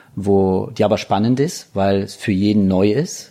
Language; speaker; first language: German; non-native, fluent; French